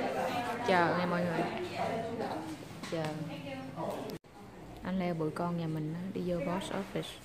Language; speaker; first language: Vietnamese; native; Vietnamese